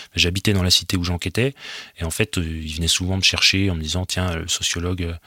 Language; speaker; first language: French; native; French